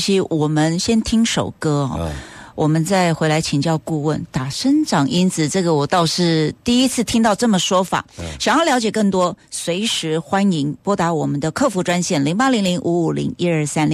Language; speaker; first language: Chinese; native; Chinese